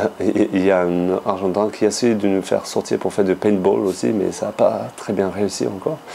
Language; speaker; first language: French; non-native, fluent; English